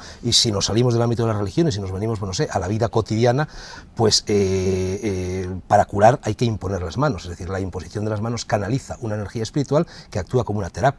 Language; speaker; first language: Spanish; native; Spanish